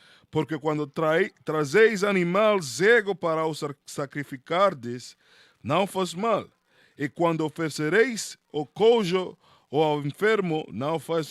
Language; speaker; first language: Portuguese; non-native, learner; Spanish